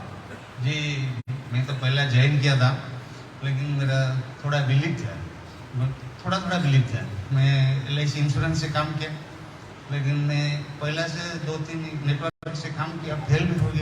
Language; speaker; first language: Hindi; non-native, local second language; Odia